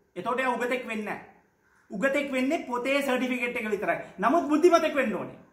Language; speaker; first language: Sinhala; non-native, local second language; Tamil